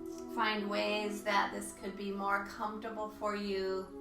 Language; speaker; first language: English; native; English